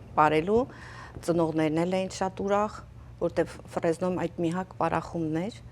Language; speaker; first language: Armenian; native; Armenian